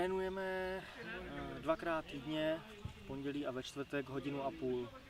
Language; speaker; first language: Czech; native; Czech